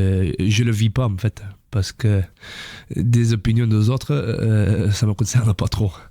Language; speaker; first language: French; non-native, fluent; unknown